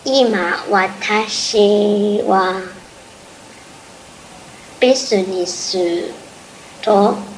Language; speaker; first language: Japanese; non-native, learner; English